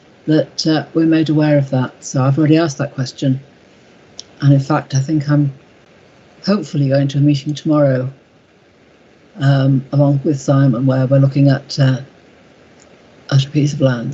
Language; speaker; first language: English; native; English